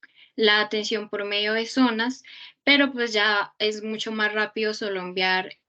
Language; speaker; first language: Spanish; native; Spanish